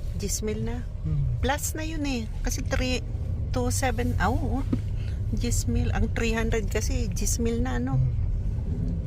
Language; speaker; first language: Filipino; non-native, local second language; Bikol